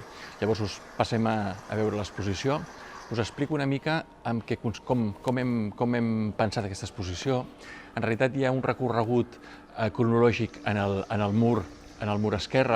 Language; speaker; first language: Catalan; native; Catalan